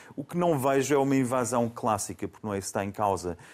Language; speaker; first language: Portuguese; native; Portuguese